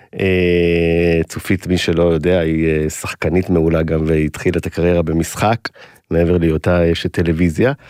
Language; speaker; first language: Hebrew; native; Hebrew